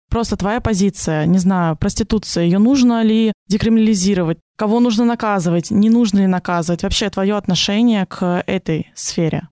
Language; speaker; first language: Russian; native; Russian